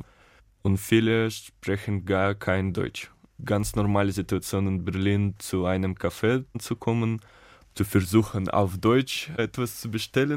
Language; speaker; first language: German; non-native, fluent; Russian